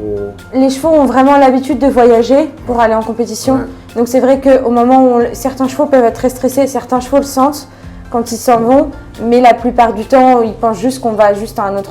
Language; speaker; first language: French; native; French